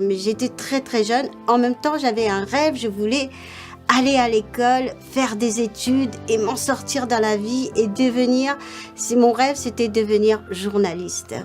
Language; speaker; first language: French; non-native, local second language; Morisyen